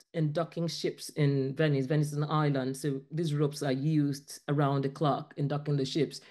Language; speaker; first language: English; non-native, local second language; Ibibio